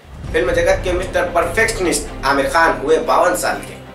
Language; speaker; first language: Hindi; native; Hindi